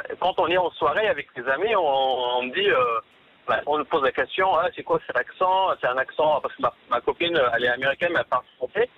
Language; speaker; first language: French; non-native, local second language; Kabyle